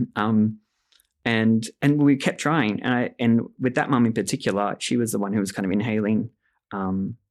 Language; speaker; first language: English; native; English